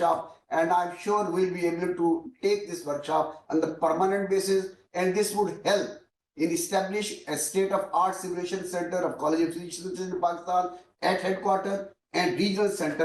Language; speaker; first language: English; non-native, local second language; Urdu